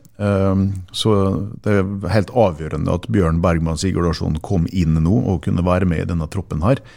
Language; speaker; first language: Norwegian; native; Norwegian